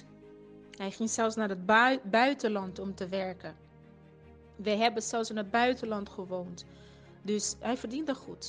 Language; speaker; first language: Dutch; non-native, fluent; Portuguese